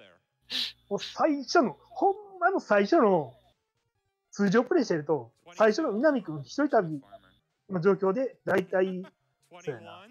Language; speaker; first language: Japanese; native; Japanese